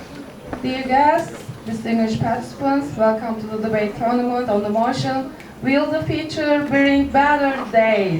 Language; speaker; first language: English; non-native, fluent; Turkish